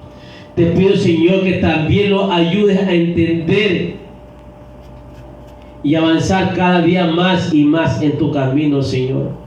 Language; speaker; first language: Spanish; native; Spanish